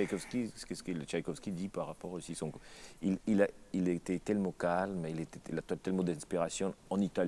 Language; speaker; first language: French; non-native, fluent; Russian